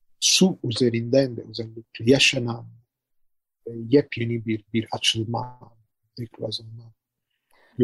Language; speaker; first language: Turkish; non-native, fluent; Italian